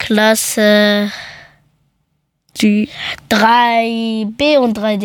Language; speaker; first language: German; early bilingual, other home language; Persian